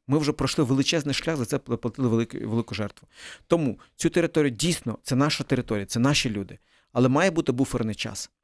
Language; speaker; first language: Ukrainian; early bilingual, other home language; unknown